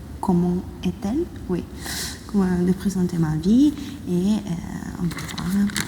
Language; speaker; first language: French; non-native, fluent; Italian